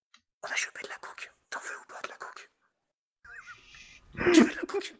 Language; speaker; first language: French; native; French